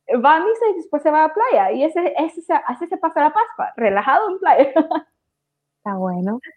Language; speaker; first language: Spanish; early bilingual, heritage; Spanish